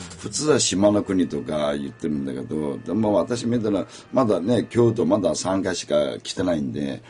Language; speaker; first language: Japanese; non-native, fluent; Chinese